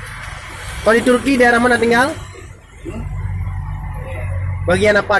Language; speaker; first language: Indonesian; non-native, local second language; Achinese